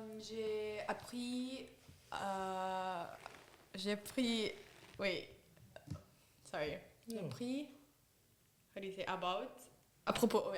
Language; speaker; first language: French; non-native, fluent; English